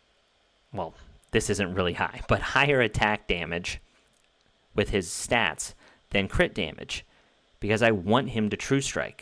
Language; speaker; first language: English; native; English